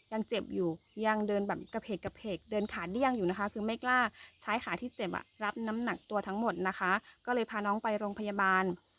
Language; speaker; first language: Thai; non-native, local second language; S'gaw Karen